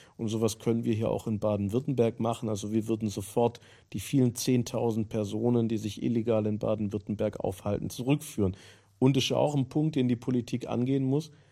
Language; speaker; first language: German; native; German